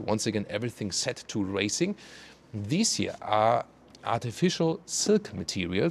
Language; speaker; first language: English; non-native, fluent; German